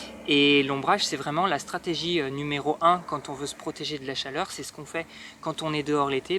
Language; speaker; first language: French; native; French